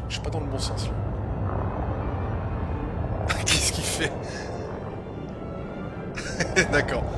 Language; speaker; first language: French; native; French